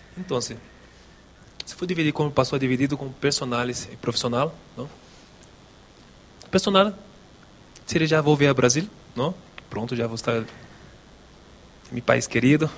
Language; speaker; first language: Spanish; non-native, local second language; Portuguese